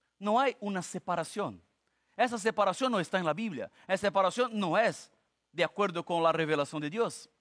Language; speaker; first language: Spanish; non-native, fluent; Portuguese